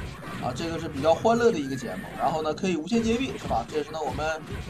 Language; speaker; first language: Chinese; native; Chinese